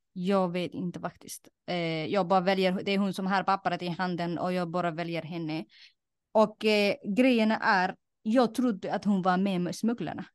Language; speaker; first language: Swedish; non-native, fluent; Somali